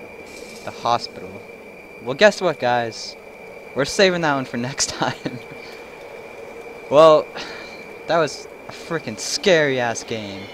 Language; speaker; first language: English; native; English